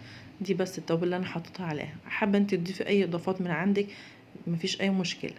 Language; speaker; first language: Arabic; native; Arabic